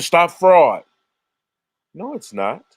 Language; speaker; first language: English; native; English